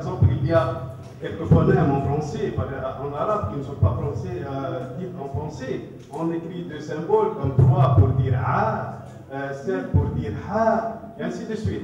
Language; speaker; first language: French; non-native, local second language; Arabic